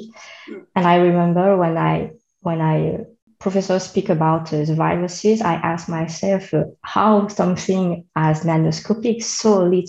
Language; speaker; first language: English; non-native, learner; French